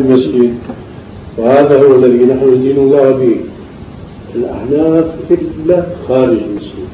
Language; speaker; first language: Arabic; native; Arabic